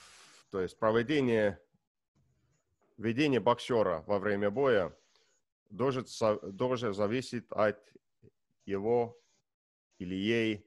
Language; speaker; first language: Russian; non-native, learner; Estonian